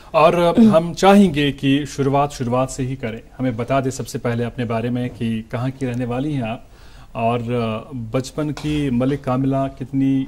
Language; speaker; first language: Hindi; non-native, local second language; Kashmiri